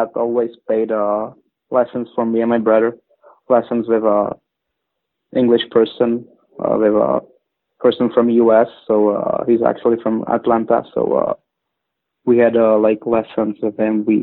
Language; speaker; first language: English; non-native, fluent; Czech